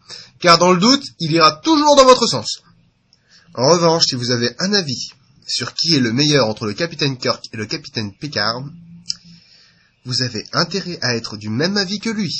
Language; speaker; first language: French; native; French